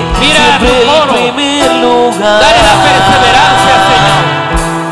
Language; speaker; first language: Spanish; native; Spanish